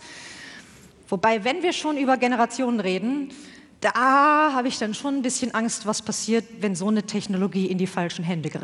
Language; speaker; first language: German; native; German